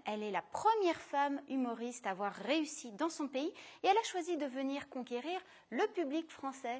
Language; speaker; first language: French; native; French